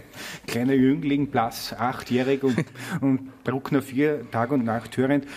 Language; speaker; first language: German; native; German